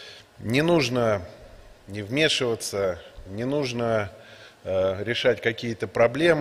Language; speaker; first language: Russian; native; Russian